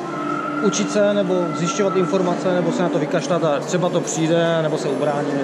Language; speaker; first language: Czech; native; Czech